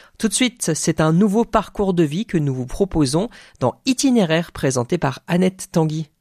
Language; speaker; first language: French; native; French